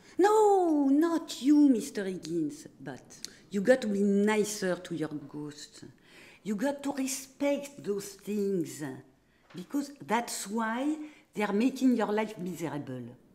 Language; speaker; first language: English; non-native, fluent; French